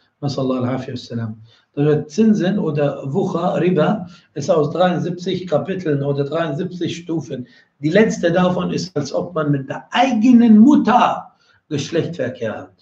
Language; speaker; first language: German; non-native, fluent; Arabic